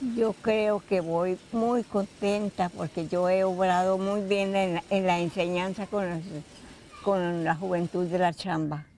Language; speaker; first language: Spanish; native; Spanish